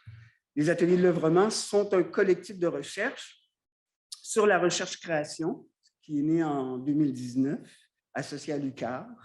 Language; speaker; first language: French; native; French